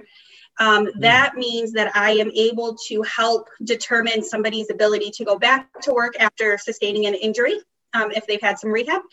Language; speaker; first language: English; native; English